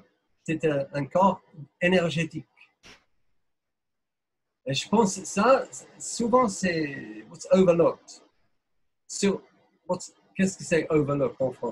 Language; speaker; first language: French; non-native, fluent; English